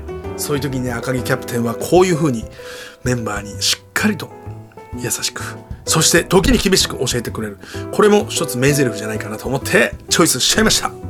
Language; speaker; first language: Japanese; native; Japanese